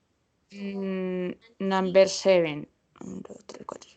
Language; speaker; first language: English; non-native, learner; Spanish